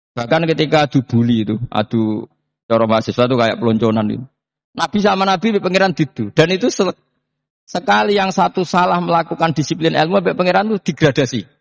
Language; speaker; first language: Indonesian; non-native, local second language; Javanese